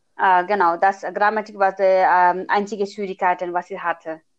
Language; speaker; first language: German; non-native, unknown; Nepali